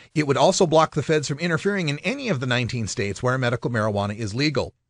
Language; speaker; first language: English; native; English